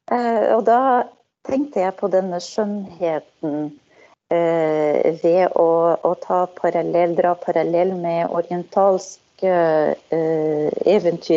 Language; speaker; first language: Norwegian; non-native, fluent; Arabic